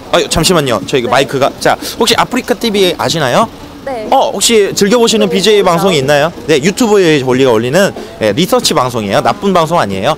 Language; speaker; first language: Korean; native; Korean